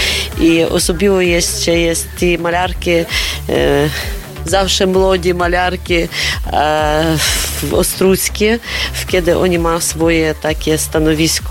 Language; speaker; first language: Polish; non-native, learner; Ukrainian